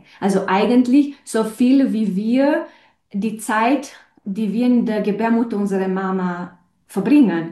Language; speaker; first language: German; non-native, fluent; Romanian